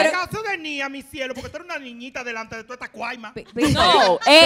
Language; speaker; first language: Spanish; native; Spanish